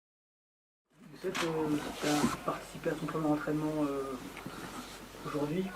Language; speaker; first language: French; native; French